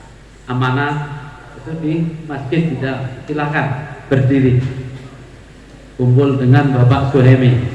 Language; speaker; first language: Indonesian; non-native, local second language; Javanese